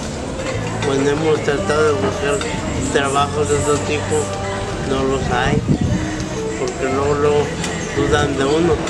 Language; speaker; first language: Spanish; native; Spanish